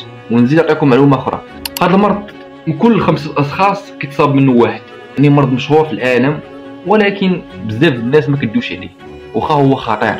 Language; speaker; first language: Arabic; native; Arabic